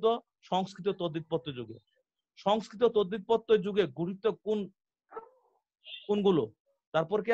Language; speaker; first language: Bangla; native; Bangla